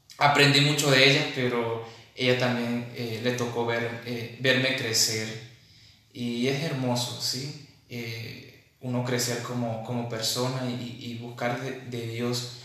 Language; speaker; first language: Spanish; native; Spanish